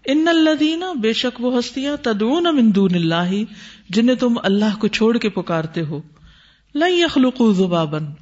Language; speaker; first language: Urdu; native; Urdu